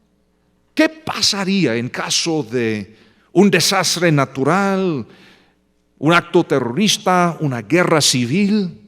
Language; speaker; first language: Spanish; non-native, fluent; English